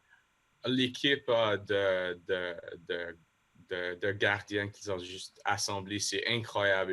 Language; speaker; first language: French; non-native, local second language; English